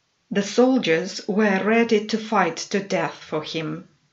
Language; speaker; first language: English; non-native, fluent; Romanian